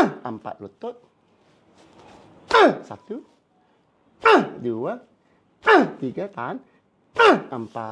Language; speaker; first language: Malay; non-native, local second language; Cantonese